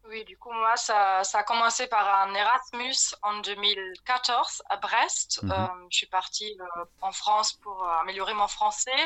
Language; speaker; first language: French; non-native, fluent; German